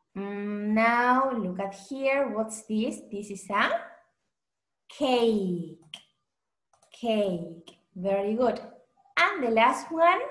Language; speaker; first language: English; non-native, fluent; Spanish